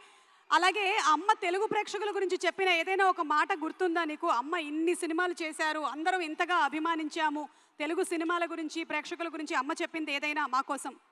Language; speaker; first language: Telugu; native; Telugu